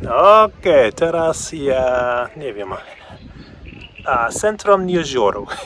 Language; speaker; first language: Polish; non-native, learner; English